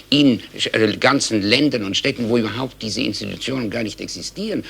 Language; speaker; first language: German; native; German